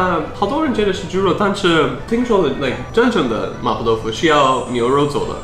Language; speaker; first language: Chinese; non-native, fluent; English